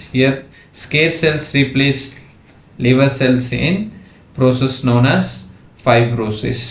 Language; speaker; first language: English; non-native, local second language; Kannada